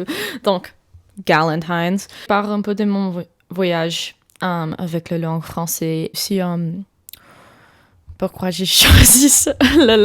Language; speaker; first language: French; non-native, learner; English